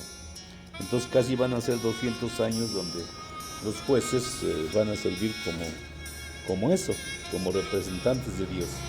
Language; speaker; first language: Spanish; native; Spanish